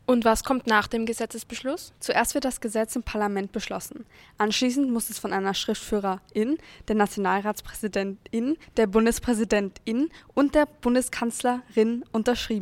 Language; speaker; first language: German; native; German